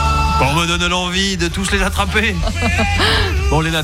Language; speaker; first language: French; native; French